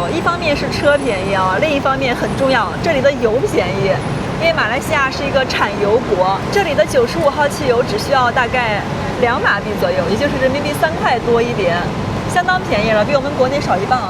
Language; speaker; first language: Chinese; native; Chinese